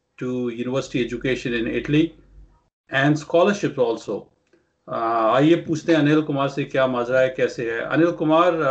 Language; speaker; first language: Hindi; non-native, local second language; Punjabi